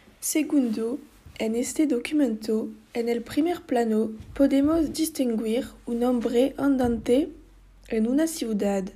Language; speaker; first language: Spanish; non-native, learner; French